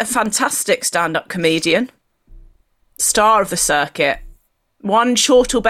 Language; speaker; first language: English; native; English